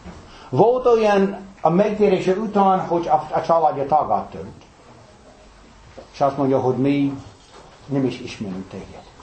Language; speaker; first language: Hungarian; non-native, fluent; English